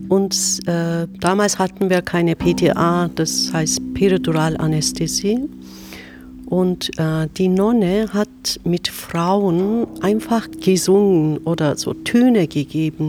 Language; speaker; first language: German; non-native, fluent; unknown